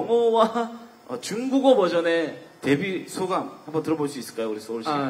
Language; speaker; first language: Korean; native; Korean